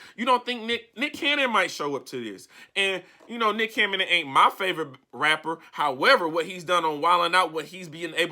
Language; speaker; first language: English; native; English